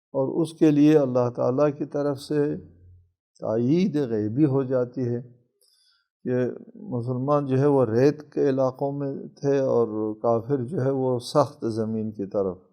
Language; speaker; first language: Urdu; non-native, local second language; Balti